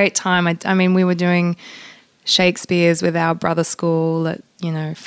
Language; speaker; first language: English; non-native, local second language; Polish